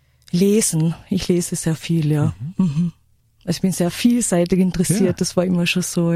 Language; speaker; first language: German; native; German